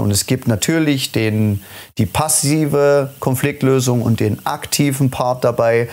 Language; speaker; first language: German; native; German